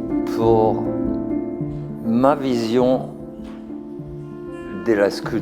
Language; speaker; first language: French; non-native, fluent; German